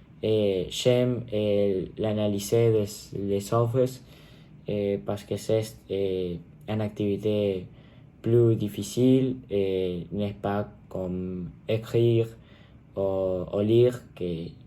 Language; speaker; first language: French; non-native, learner; Spanish